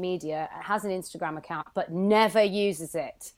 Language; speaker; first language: English; early bilingual, other home language; Hindi